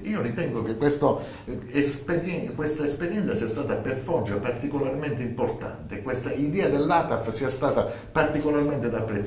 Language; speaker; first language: Italian; native; Italian